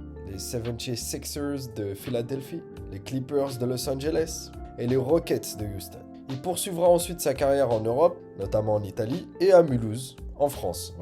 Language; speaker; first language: French; native; French